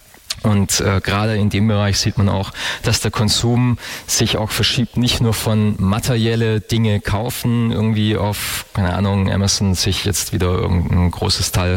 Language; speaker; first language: German; native; German